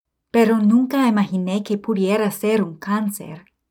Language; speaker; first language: Spanish; non-native, fluent; English